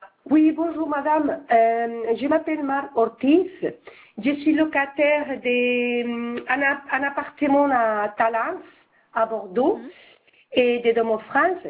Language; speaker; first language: French; non-native, fluent; Spanish